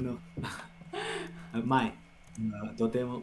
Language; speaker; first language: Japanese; non-native, learner; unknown